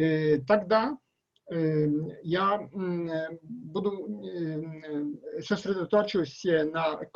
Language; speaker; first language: Russian; non-native, learner; Polish